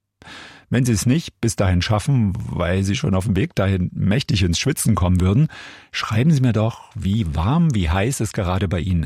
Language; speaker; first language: German; native; German